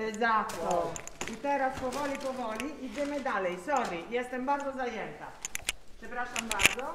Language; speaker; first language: Polish; non-native, fluent; Italian